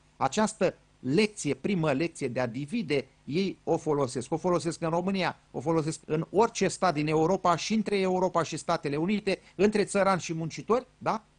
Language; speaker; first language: Romanian; native; Romanian